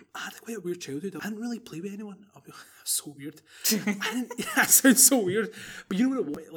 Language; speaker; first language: English; native; English